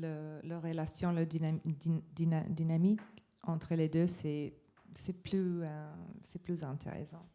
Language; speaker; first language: French; non-native, learner; English